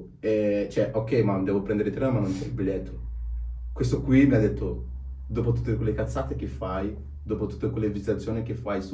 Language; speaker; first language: Italian; non-native, fluent; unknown